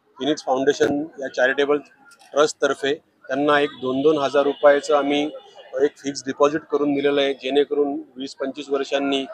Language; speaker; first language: Marathi; native; Marathi